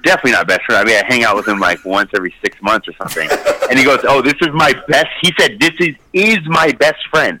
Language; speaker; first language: English; native; English